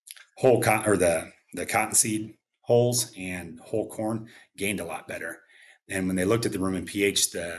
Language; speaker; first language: English; native; English